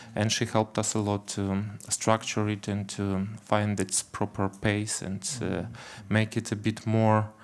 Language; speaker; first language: English; non-native, fluent; Ukrainian